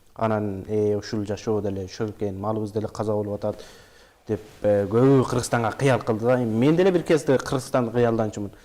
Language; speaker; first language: Kyrgyz; early bilingual, heritage; Kyrgyz